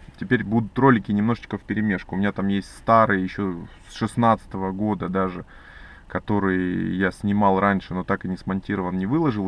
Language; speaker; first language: Russian; native; Russian